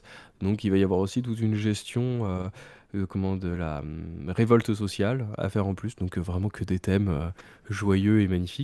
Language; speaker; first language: French; native; French